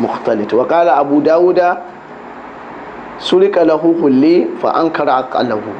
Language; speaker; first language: Arabic; non-native, fluent; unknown